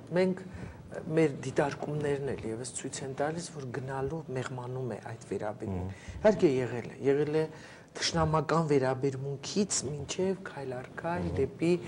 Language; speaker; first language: Armenian; native; Armenian